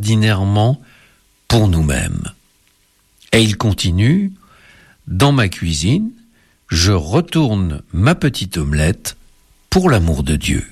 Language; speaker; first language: French; native; French